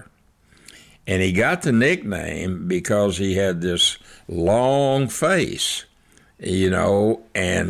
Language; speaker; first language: English; native; English